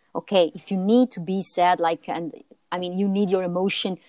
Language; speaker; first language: English; non-native, fluent; Italian